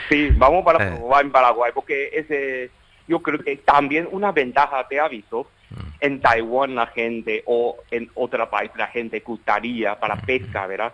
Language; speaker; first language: Spanish; non-native, learner; Chinese